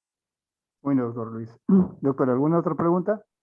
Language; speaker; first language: Spanish; native; Spanish